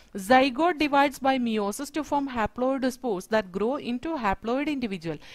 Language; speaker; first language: English; non-native, local second language; Malayalam